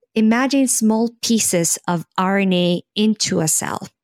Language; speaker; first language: English; non-native, fluent; Spanish